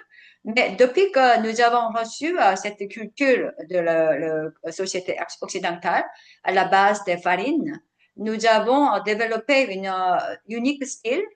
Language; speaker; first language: French; non-native, fluent; Korean